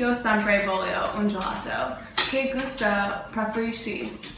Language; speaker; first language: Italian; non-native, learner; English